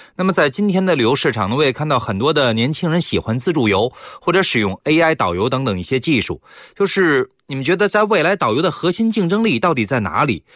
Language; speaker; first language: Chinese; native; Chinese